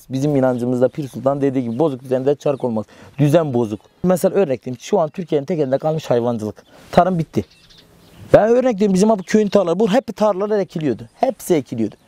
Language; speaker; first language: Turkish; non-native, local second language; Kurdish